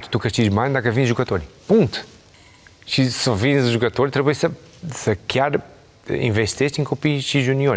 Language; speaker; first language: Romanian; non-native, learner; Portuguese